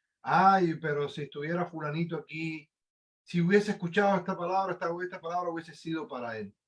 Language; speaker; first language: Spanish; native; Spanish